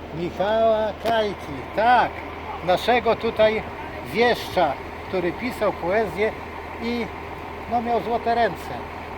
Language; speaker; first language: Polish; native; Polish